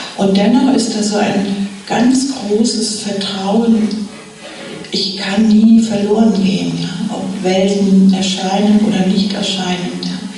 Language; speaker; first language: German; native; German